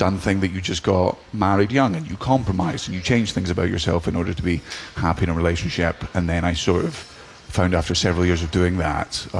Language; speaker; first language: English; native; English